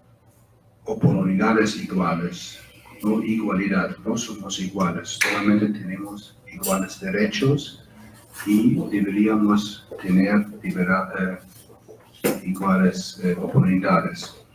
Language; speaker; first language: Spanish; non-native, fluent; German